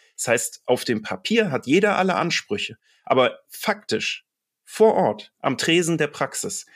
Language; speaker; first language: German; native; German